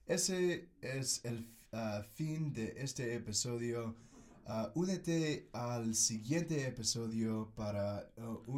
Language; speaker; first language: Spanish; non-native, learner; English